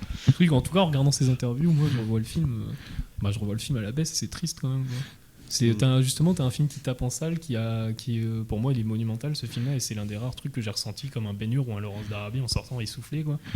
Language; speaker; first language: French; native; French